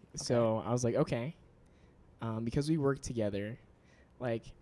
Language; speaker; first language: English; native; English